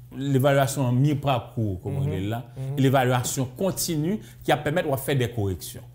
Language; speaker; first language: French; native; French